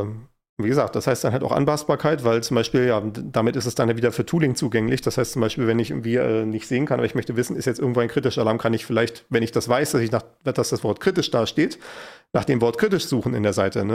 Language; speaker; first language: German; native; German